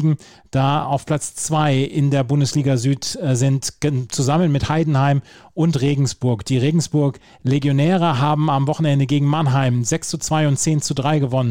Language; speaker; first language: German; native; German